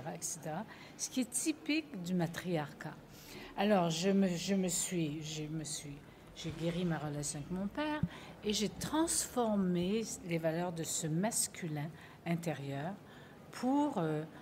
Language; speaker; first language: French; native; French